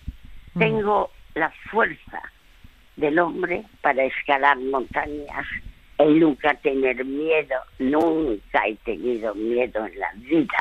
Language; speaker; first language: Spanish; early bilingual, other home language; French